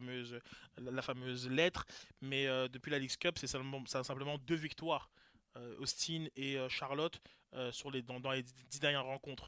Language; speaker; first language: French; native; French